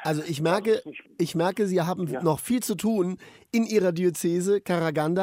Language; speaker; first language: German; native; German